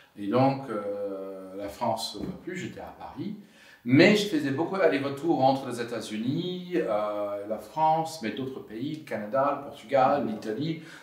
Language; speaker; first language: French; non-native, fluent; English